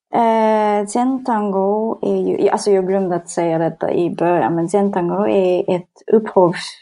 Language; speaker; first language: Swedish; non-native, fluent; Japanese